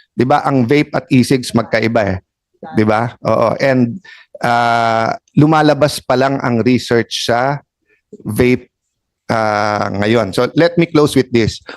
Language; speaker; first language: Filipino; native; Filipino